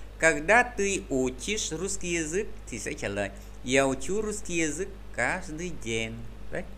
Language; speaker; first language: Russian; non-native, fluent; Vietnamese